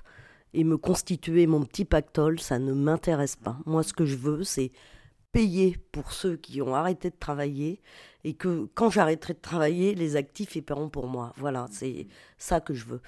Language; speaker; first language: French; native; French